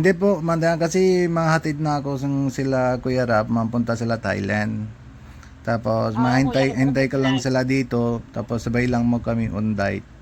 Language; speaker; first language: Filipino; non-native, learner; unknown